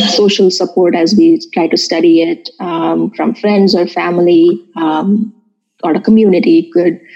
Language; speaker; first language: English; non-native, local second language; Marathi